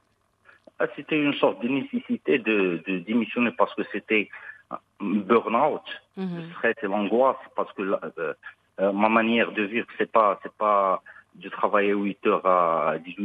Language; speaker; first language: French; non-native, local second language; Arabic